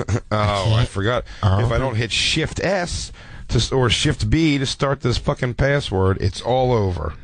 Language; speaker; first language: English; native; English